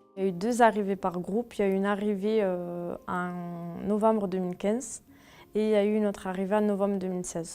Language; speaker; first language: French; native; French